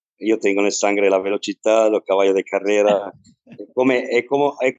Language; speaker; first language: Spanish; non-native, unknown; Italian